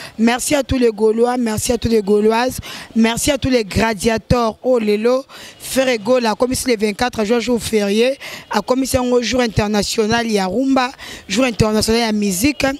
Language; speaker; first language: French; non-native, local second language; Lingala